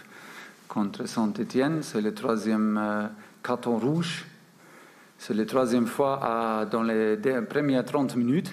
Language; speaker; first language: French; non-native, fluent; German